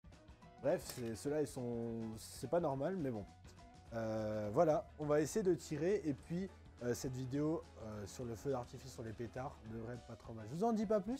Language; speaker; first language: French; native; French